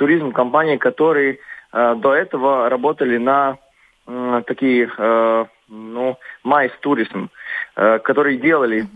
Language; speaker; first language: Russian; non-native, local second language; Latvian